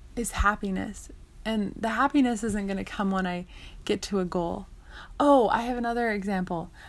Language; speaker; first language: English; native; English